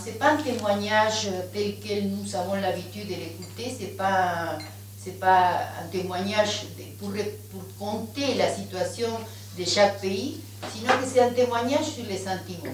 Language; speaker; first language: French; non-native, fluent; Spanish